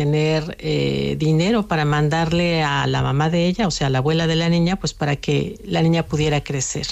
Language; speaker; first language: Spanish; native; Spanish